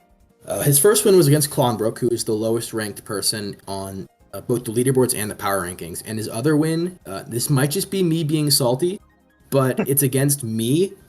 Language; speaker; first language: English; native; English